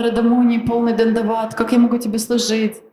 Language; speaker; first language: Russian; native; Russian